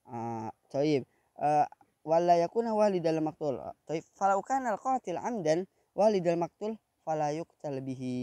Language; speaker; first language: Arabic; non-native, fluent; Indonesian